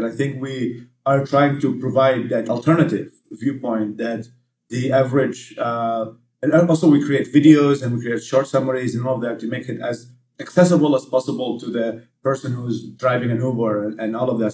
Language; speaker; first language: English; non-native, fluent; Arabic